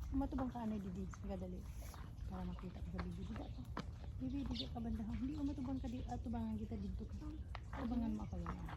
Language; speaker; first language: Filipino; native; Filipino